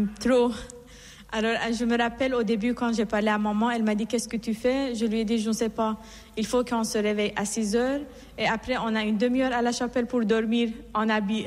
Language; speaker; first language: French; non-native, fluent; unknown